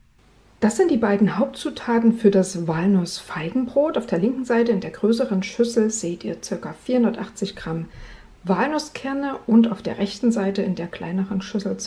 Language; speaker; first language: German; native; German